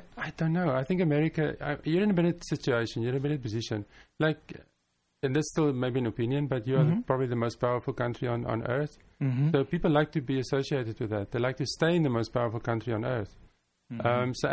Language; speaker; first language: English; non-native, local second language; Afrikaans